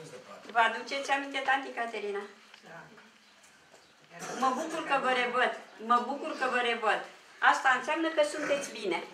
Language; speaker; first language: Romanian; native; Romanian